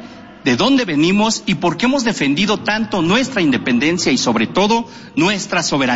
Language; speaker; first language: Spanish; non-native, local second language; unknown